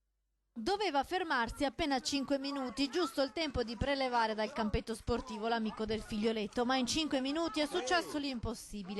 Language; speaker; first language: Italian; native; Italian